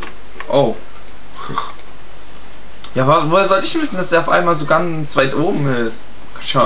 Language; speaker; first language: German; early bilingual, other home language; Turkish